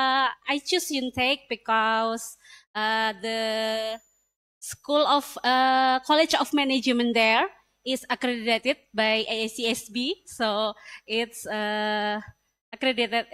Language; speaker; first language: English; non-native, learner; Indonesian